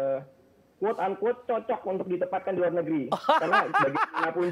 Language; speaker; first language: Indonesian; native; Indonesian